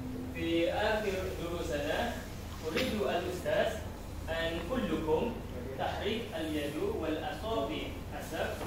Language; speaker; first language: Arabic; non-native, learner; Malay